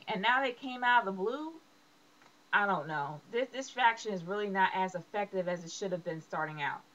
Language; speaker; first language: English; native; English